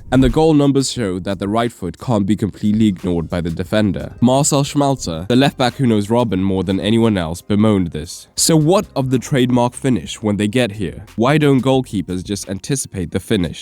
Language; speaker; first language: English; native; English